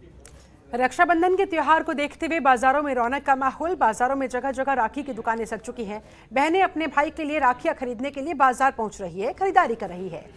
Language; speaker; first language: Hindi; native; Hindi